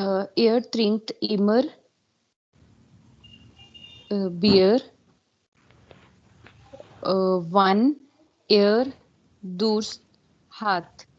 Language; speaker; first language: German; non-native, learner; Hindi